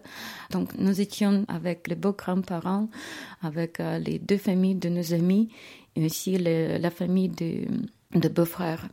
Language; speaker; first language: French; non-native, learner; Ukrainian